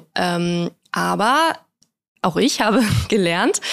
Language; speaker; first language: German; native; German